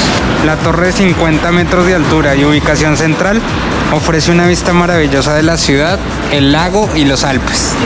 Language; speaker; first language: Spanish; native; Spanish